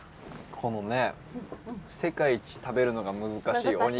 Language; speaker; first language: Japanese; native; Japanese